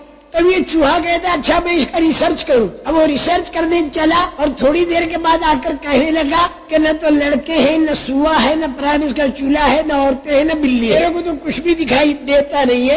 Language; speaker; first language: Urdu; native; Urdu